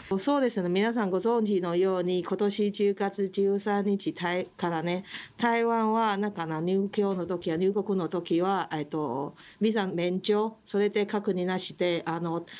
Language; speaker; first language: Japanese; non-native, fluent; Chinese